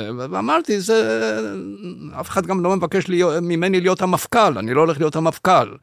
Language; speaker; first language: Hebrew; early bilingual, other home language; Spanish